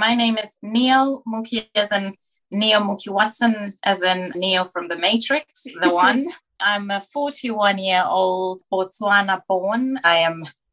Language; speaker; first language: English; non-native, local second language; Tswana